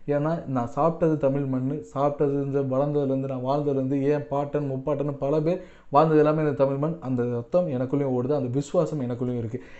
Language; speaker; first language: Tamil; non-native, local second language; Telugu